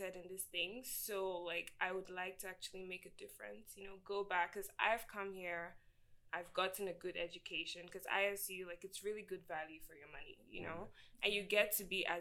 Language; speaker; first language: English; non-native, local second language; Igbo